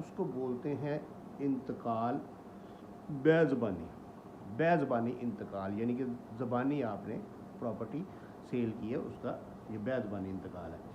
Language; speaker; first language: Urdu; non-native, local second language; Punjabi